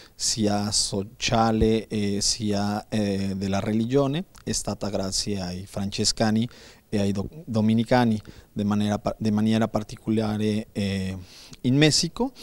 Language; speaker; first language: Italian; non-native, learner; Spanish